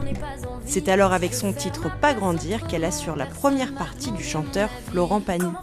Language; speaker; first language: French; native; French